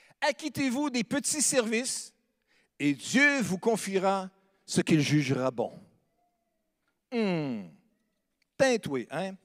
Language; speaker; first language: French; native; French